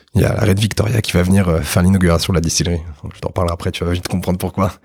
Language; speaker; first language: French; native; French